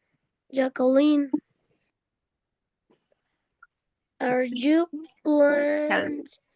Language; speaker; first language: English; non-native, learner; Spanish